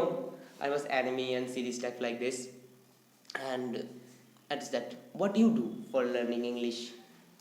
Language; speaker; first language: English; non-native, learner; Bangla